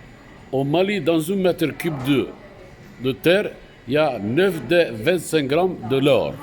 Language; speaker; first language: French; non-native, fluent; Turkish